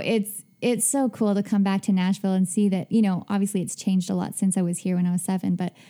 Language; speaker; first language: English; native; English